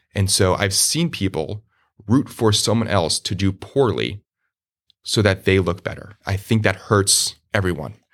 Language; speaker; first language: English; native; English